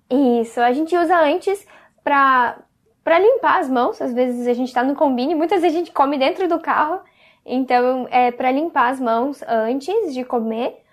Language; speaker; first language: Portuguese; native; Portuguese